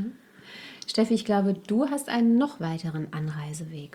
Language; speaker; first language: German; native; German